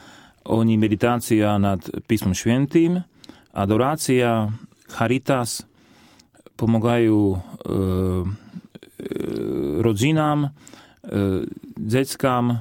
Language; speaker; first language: Polish; non-native, learner; Slovak